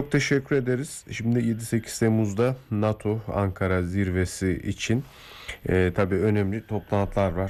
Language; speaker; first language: Turkish; native; Turkish